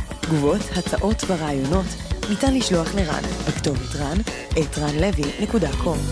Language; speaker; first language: Hebrew; native; Hebrew